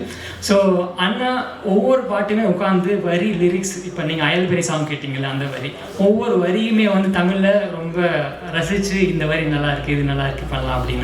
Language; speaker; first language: Tamil; native; Tamil